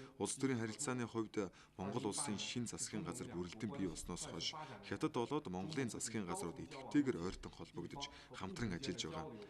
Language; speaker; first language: Mongolian; non-native, fluent; Chinese